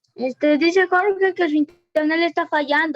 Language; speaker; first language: Spanish; native; Spanish